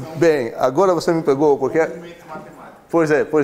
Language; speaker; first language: Portuguese; non-native, fluent; Greek